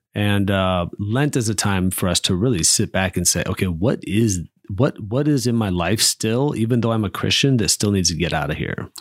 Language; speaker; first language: English; native; English